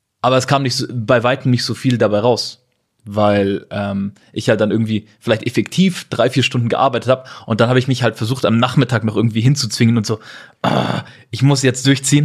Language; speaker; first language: German; native; German